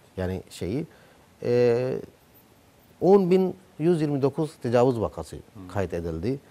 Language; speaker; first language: Turkish; non-native, fluent; Urdu